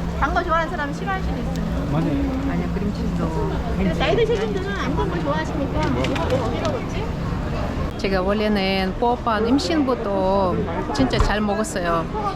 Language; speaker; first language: Korean; non-native, fluent; Ukrainian